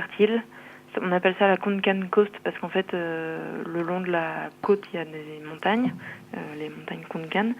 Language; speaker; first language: French; native; French